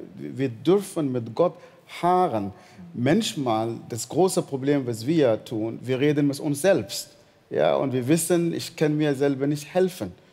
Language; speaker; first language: German; non-native, fluent; Arabic